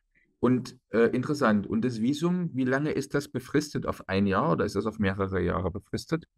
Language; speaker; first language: German; native; German